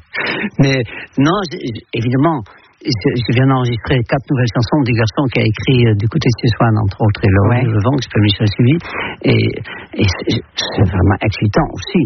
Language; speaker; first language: French; non-native, fluent; Dutch